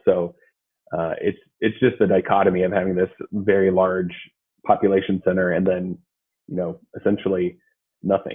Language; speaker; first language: English; native; English